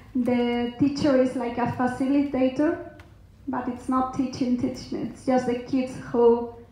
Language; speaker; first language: English; non-native, fluent; Basque